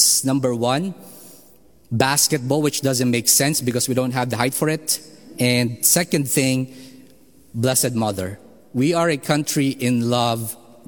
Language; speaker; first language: English; non-native, local second language; Filipino